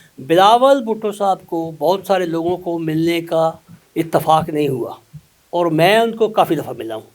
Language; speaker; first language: Urdu; non-native, local second language; Punjabi